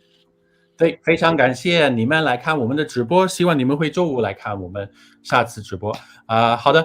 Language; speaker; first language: Chinese; non-native, fluent; English